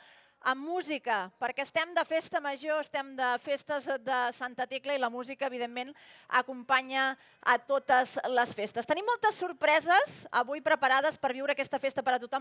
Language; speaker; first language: Catalan; native; Catalan